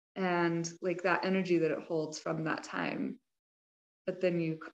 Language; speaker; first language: English; native; English